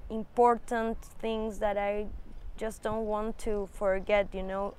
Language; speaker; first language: English; non-native, fluent; Spanish